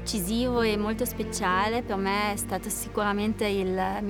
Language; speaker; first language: Italian; native; Italian